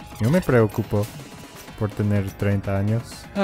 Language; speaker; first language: Spanish; non-native, learner; English